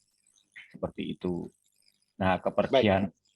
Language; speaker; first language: Indonesian; native; Indonesian